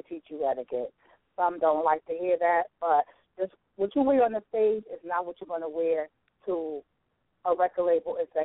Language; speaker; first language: English; native; English